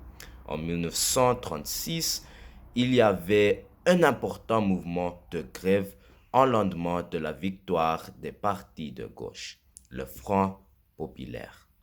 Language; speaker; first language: French; non-native, learner; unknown